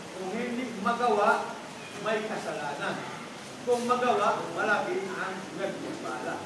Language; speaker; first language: Filipino; non-native, local second language; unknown